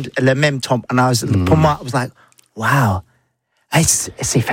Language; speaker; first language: French; non-native, learner; English